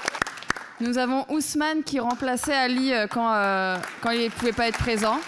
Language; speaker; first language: French; native; French